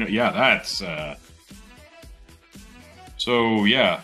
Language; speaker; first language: English; native; English